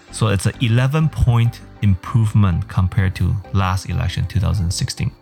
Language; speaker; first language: English; early bilingual, other home language; Chinese